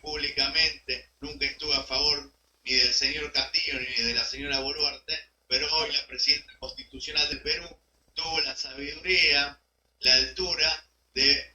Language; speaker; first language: Spanish; native; Spanish